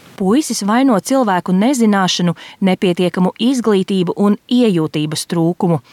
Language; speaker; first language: Latvian; native; Latvian